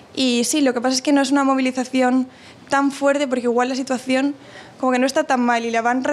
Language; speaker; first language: Spanish; native; Spanish